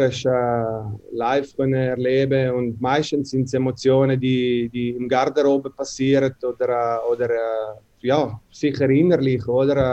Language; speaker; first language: German; non-native, local second language; Italian